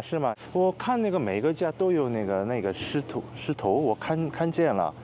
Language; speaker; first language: Chinese; non-native, learner; Korean